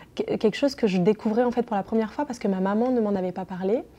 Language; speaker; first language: French; native; French